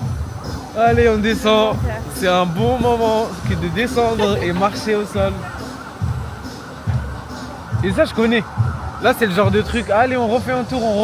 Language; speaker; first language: French; native; French